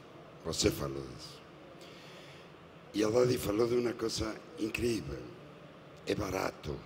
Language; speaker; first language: Portuguese; non-native, fluent; Spanish